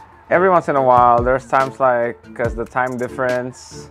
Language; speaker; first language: English; early bilingual, other home language; Indonesian